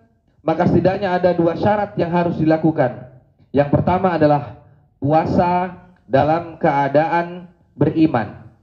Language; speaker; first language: Indonesian; native; Indonesian